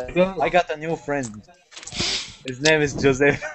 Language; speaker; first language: English; non-native, learner; Arabic